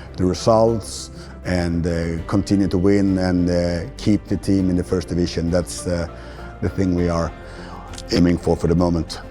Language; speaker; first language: English; non-native, fluent; Swedish